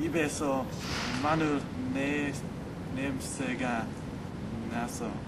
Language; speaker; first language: Korean; non-native, learner; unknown